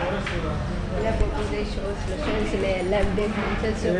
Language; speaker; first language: French; non-native, learner; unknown